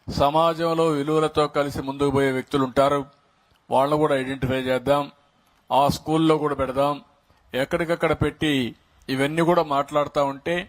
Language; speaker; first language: Telugu; native; Telugu